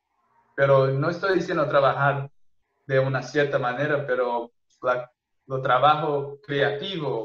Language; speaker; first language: Spanish; non-native, fluent; Portuguese